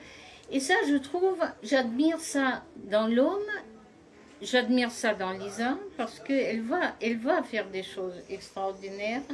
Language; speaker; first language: French; non-native, fluent; Russian